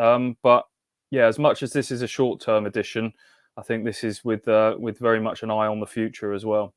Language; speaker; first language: English; native; English